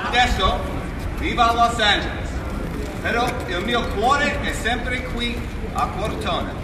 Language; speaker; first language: Italian; non-native, fluent; English